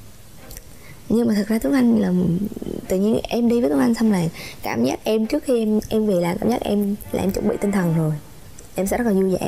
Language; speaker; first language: Vietnamese; native; Vietnamese